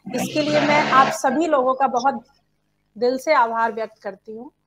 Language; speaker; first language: Hindi; native; Hindi